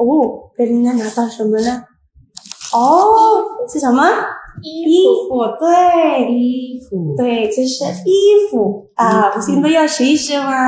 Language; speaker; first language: Chinese; non-native, fluent; Indonesian